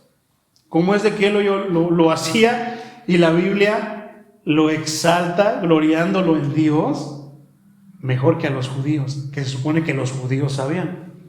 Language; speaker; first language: Spanish; native; Spanish